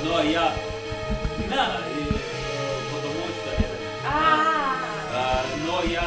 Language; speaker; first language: Russian; non-native, learner; English